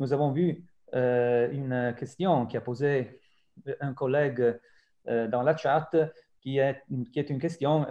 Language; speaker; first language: French; non-native, fluent; Italian